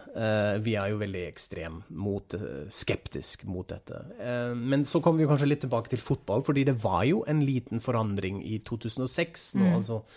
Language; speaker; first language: Norwegian; non-native, fluent; German